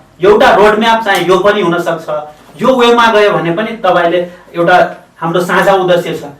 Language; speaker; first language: Nepali; non-native, local second language; Maithili